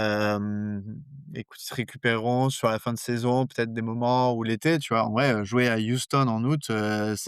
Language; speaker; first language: French; native; French